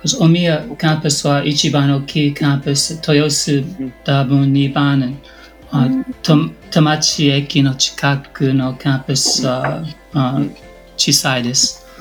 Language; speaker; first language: Japanese; non-native, learner; English